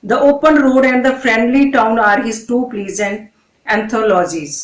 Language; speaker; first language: English; non-native, local second language; Punjabi